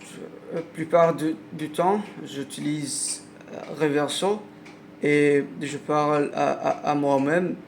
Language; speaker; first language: French; non-native, learner; Arabic